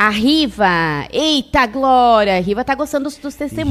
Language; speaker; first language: Portuguese; native; Portuguese